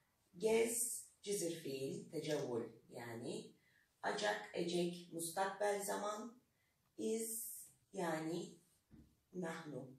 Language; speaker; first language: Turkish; non-native, fluent; Arabic